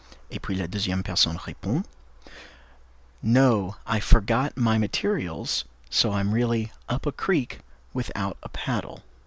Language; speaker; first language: French; non-native, fluent; English